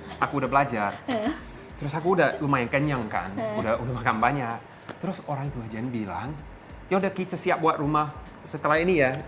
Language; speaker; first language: Indonesian; non-native, fluent; English